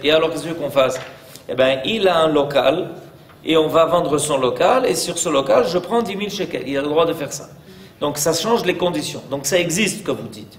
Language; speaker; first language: French; native; French